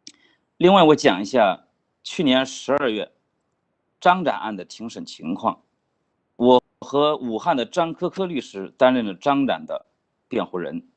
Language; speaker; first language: Chinese; native; Chinese